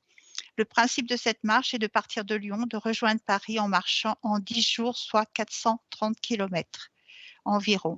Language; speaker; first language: French; native; French